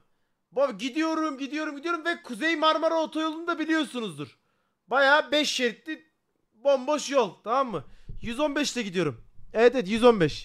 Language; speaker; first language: Turkish; native; Turkish